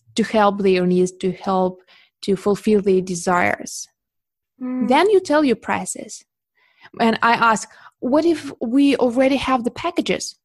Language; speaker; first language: English; non-native, fluent; Russian